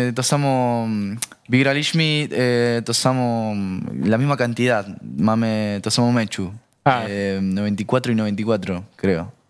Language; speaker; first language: Polish; non-native, learner; Spanish